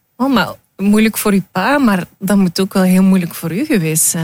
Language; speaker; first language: Dutch; native; Dutch